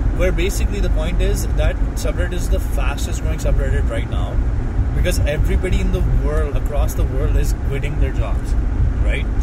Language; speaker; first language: English; non-native, local second language; Hindi